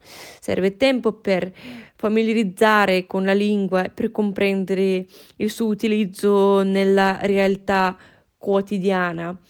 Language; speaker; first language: Italian; non-native, fluent; Russian